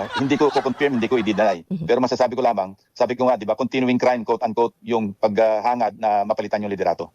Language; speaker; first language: Filipino; native; Filipino